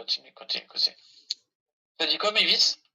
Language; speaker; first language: French; native; French